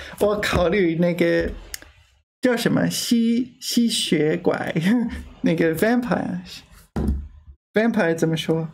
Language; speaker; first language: Chinese; non-native, learner; English